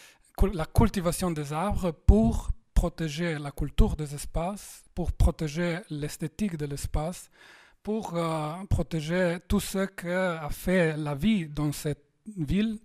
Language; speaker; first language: French; non-native, fluent; Slovenian